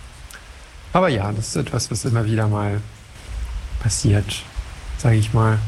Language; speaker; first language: German; non-native, fluent; French